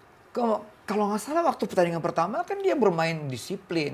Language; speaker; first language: Indonesian; native; Indonesian